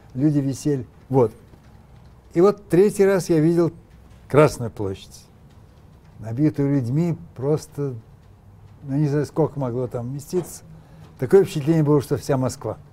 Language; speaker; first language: Russian; native; Russian